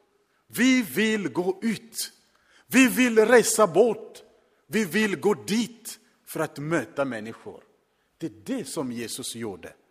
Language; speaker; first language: Swedish; non-native, fluent; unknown